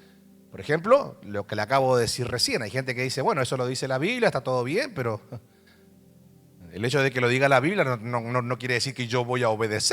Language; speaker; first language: Spanish; native; Spanish